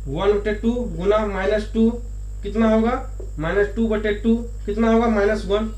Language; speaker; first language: Hindi; native; Hindi